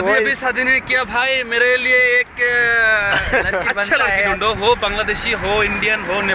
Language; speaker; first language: Hindi; non-native, fluent; Bangla